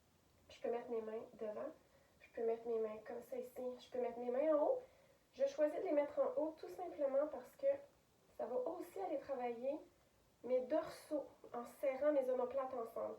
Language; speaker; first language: French; native; French